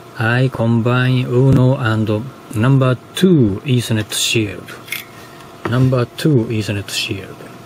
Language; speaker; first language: English; non-native, learner; Japanese